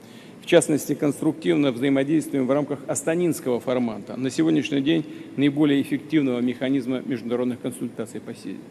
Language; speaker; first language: Russian; native; Russian